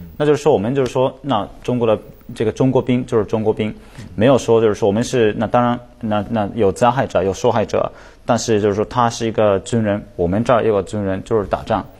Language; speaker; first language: Chinese; non-native, fluent; Japanese